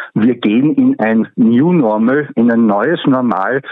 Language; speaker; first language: German; native; German